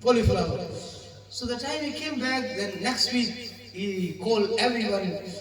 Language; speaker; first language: English; non-native, local second language; Urdu